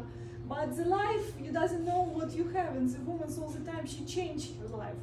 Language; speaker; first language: English; non-native, learner; Russian